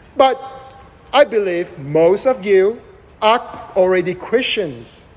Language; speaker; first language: English; non-native, local second language; Chinese